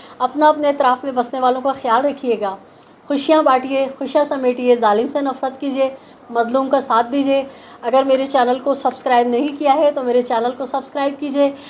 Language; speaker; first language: Urdu; native; Urdu